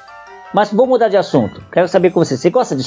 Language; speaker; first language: Portuguese; native; Portuguese